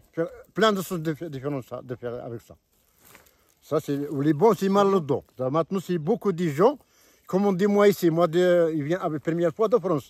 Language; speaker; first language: French; non-native, learner; Arabic